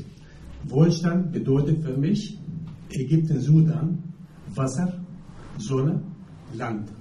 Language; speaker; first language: German; non-native, fluent; Arabic